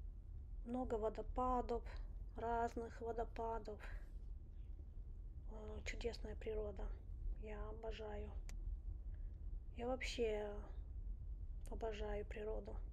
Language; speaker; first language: Russian; non-native, local second language; Romanian